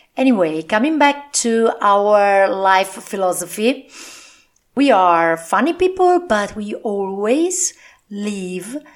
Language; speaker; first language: English; non-native, fluent; Italian